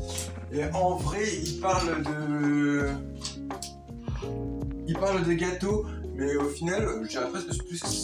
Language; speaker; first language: French; native; French